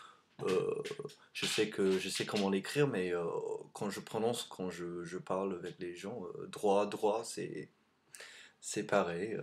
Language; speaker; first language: French; non-native, fluent; English